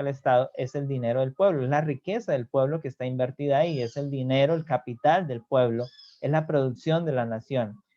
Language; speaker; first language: Spanish; native; Spanish